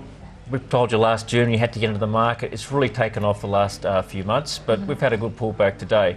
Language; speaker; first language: English; native; English